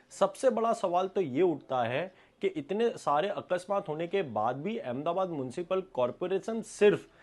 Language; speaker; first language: Hindi; non-native, local second language; Gujarati